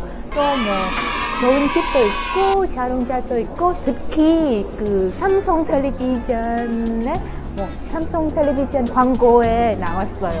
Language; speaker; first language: Korean; non-native, learner; Vietnamese